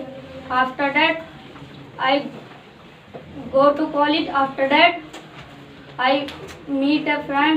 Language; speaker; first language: English; non-native, learner; Hindi